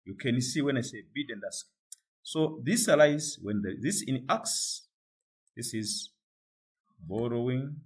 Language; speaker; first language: English; non-native, local second language; Swahili